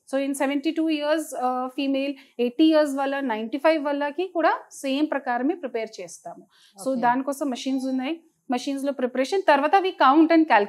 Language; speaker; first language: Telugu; non-native, fluent; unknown